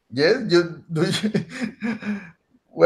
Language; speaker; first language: English; non-native, learner; Spanish